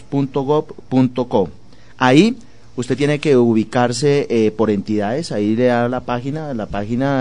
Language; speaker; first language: Spanish; native; Spanish